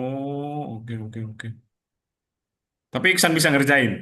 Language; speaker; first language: Indonesian; native; Indonesian